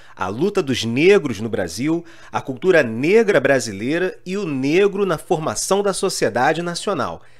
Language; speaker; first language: Portuguese; native; Portuguese